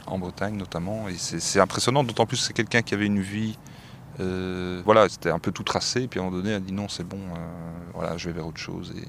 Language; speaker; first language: French; native; French